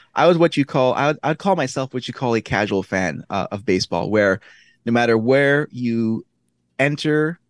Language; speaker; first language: English; native; English